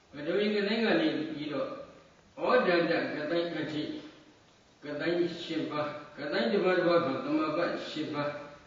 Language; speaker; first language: Burmese; native; Burmese